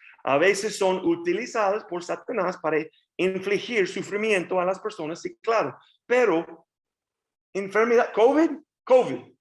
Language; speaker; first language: Spanish; non-native, learner; English